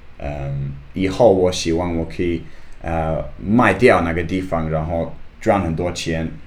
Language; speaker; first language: Chinese; non-native, learner; English